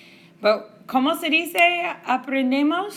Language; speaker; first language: Spanish; non-native, fluent; English